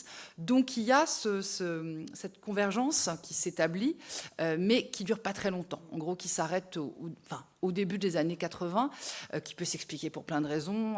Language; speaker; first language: French; native; French